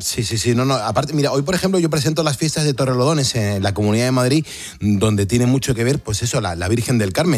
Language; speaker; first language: Spanish; native; Spanish